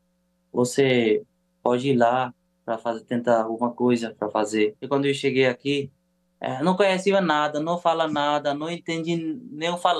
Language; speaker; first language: Portuguese; non-native, learner; Bangla